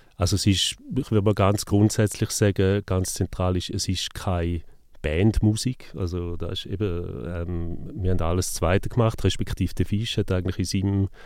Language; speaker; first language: German; native; German